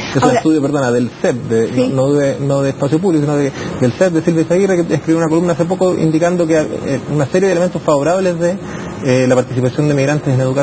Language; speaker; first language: Spanish; native; Spanish